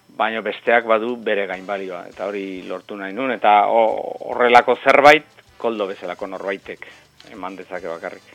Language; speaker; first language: Basque; non-native, local second language; Spanish